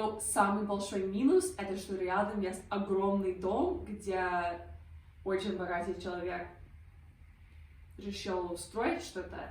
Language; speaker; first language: Russian; non-native, fluent; English